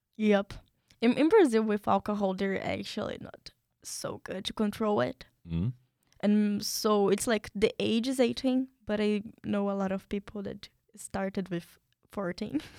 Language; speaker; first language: English; non-native, fluent; Portuguese